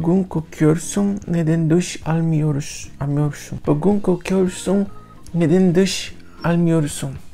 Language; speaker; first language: Turkish; non-native, learner; Portuguese